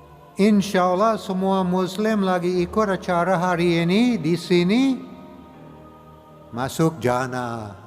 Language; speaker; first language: Indonesian; non-native, learner; English